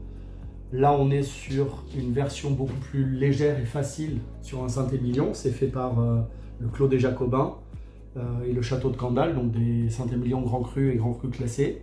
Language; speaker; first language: French; native; French